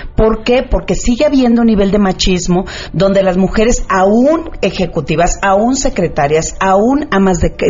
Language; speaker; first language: Spanish; native; Spanish